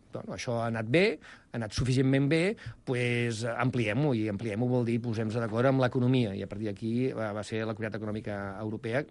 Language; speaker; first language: Catalan; native; Catalan